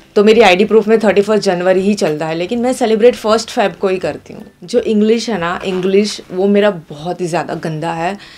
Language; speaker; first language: Hindi; non-native, local second language; Gujarati